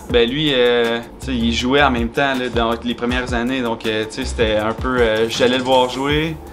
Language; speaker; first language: French; native; French